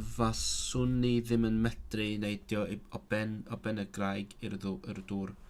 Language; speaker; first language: Welsh; non-native, learner; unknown